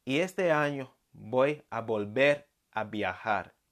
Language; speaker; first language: Spanish; non-native, fluent; English